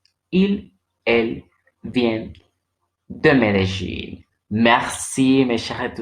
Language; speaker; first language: French; non-native, learner; Spanish